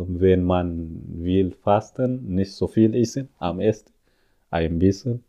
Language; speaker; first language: German; non-native, learner; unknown